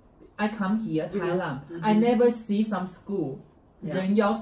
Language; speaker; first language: English; non-native, learner; Chinese